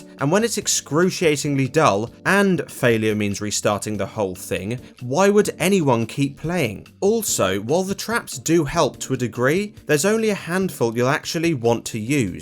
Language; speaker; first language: English; native; English